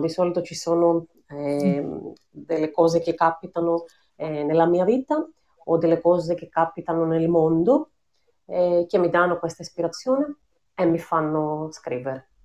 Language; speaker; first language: Italian; non-native, fluent; Greek